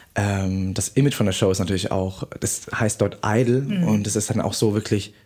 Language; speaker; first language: German; native; German